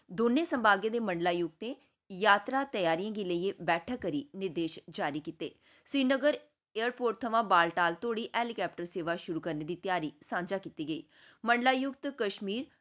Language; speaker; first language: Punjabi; non-native, local second language; Dogri